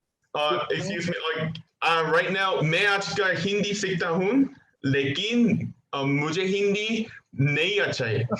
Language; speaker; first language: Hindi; non-native, learner; Korean